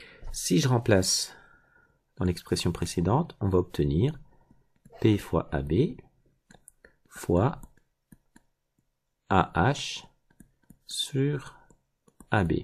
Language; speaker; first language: French; native; French